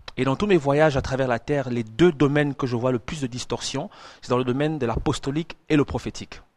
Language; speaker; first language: French; non-native, fluent; English